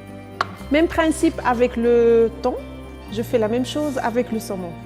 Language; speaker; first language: French; non-native, fluent; Spanish